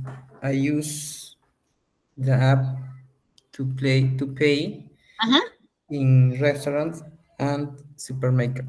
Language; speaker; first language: English; non-native, learner; Spanish